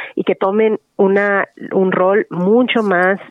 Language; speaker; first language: Spanish; early bilingual, heritage; Spanish